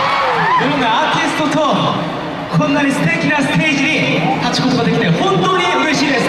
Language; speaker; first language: Japanese; non-native, learner; Korean